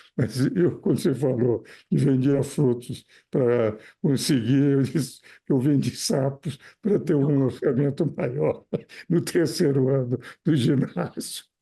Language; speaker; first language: Portuguese; native; Portuguese